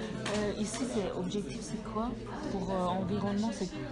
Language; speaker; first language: French; non-native, learner; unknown